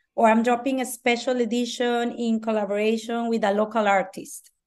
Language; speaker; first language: English; non-native, fluent; Spanish